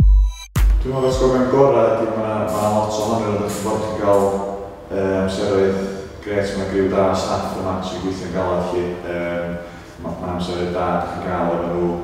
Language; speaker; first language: Welsh; native; Welsh